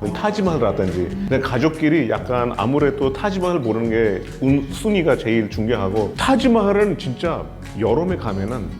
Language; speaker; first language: Korean; non-native, fluent; Hindi